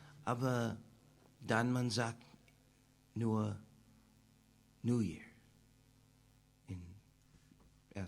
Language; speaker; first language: German; non-native, learner; English